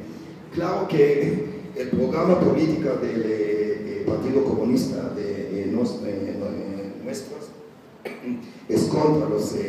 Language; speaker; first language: Spanish; non-native, learner; Hebrew